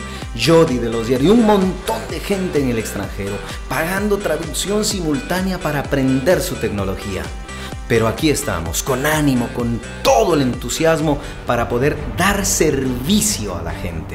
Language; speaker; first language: Spanish; native; Spanish